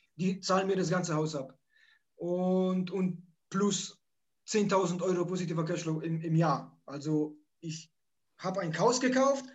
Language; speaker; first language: German; early bilingual, other home language; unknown